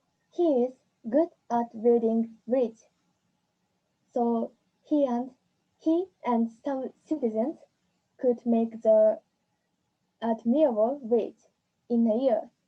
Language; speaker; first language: English; non-native, learner; Japanese